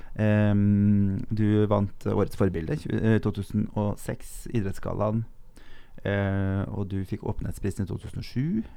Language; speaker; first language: Norwegian; native; Norwegian